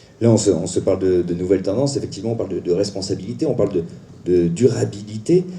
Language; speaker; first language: French; native; French